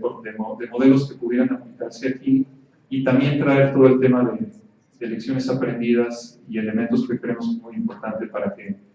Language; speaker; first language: Spanish; native; Spanish